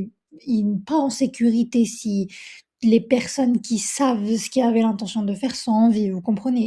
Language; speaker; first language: French; native; French